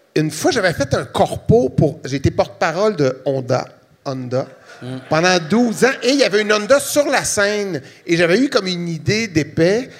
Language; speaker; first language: French; native; French